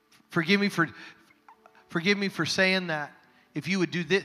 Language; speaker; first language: English; early bilingual, other home language; Spanish